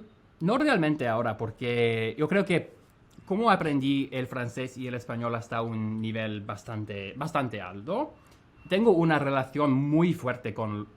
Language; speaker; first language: Spanish; non-native, fluent; English